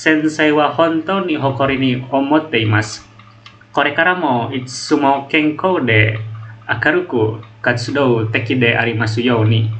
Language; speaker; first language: Japanese; non-native, learner; Indonesian